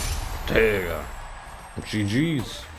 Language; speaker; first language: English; non-native, learner; German